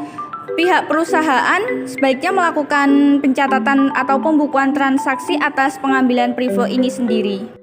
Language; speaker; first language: Indonesian; native; Indonesian